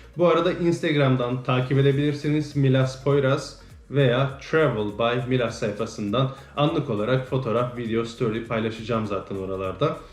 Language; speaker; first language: Turkish; early bilingual, heritage; Turkish